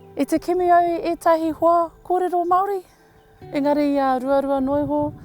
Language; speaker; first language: Māori; non-native, local second language; English